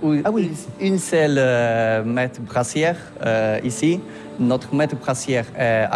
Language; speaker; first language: French; non-native, learner; Polish